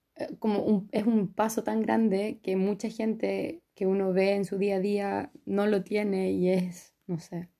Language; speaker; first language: Spanish; native; Spanish